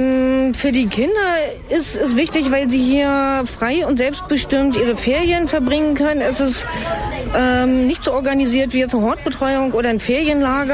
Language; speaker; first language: German; native; German